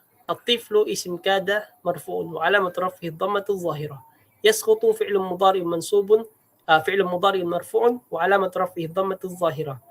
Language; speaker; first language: Arabic; non-native, fluent; Filipino